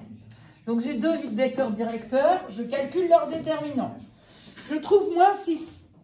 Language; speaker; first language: French; native; French